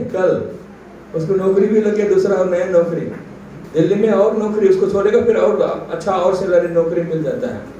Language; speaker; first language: Hindi; non-native, local second language; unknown